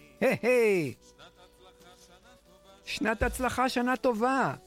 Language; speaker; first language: Hebrew; native; Hebrew